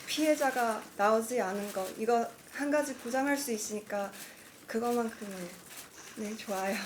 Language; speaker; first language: Korean; non-native, fluent; Cantonese